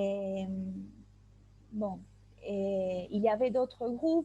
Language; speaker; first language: French; non-native, fluent; Spanish